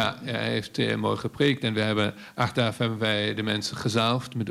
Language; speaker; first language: Dutch; non-native, fluent; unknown